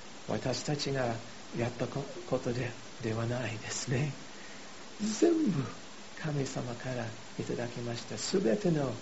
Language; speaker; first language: Japanese; non-native, fluent; English